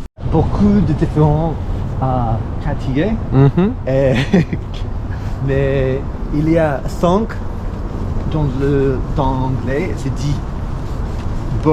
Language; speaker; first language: French; non-native, learner; Spanish